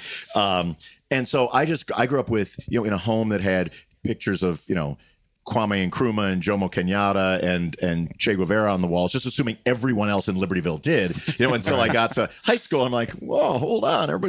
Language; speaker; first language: English; native; English